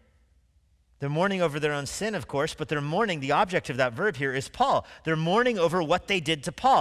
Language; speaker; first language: English; native; English